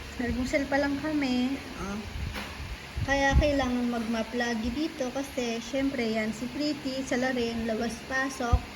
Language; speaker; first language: Filipino; native; Filipino